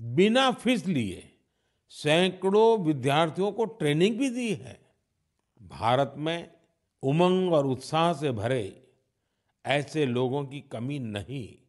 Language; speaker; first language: Hindi; non-native, local second language; Gujarati